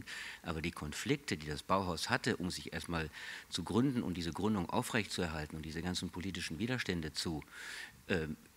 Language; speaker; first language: German; native; German